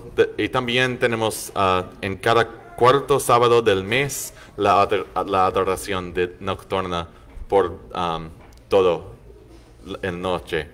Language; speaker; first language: Spanish; non-native, fluent; English